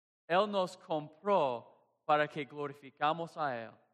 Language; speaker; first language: Spanish; non-native, fluent; English